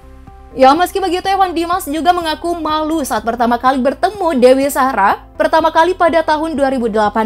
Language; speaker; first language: Indonesian; native; Indonesian